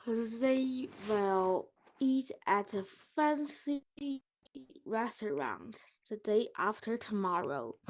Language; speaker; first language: English; non-native, learner; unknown